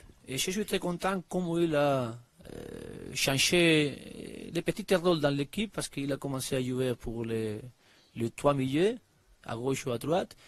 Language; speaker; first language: French; non-native, learner; Spanish